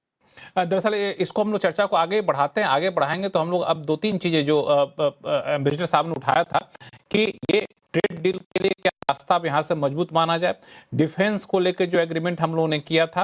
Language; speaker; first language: Hindi; native; Hindi